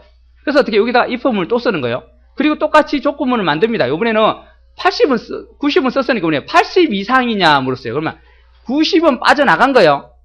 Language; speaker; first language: Korean; native; Korean